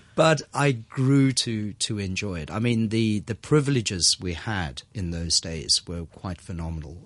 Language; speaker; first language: English; native; English